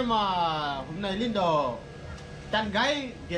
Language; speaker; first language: Vietnamese; non-native, learner; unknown